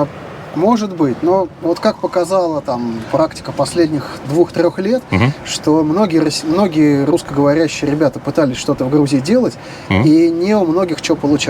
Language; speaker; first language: Russian; native; Russian